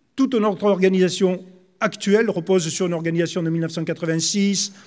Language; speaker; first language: French; native; French